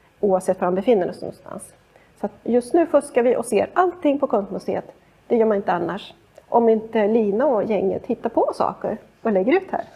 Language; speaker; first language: Swedish; native; Swedish